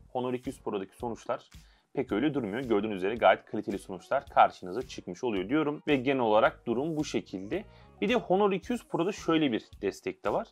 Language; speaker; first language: Turkish; native; Turkish